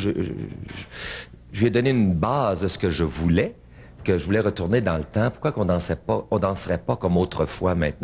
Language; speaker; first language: French; native; French